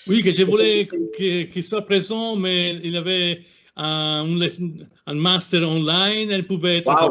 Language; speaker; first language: French; non-native, fluent; Italian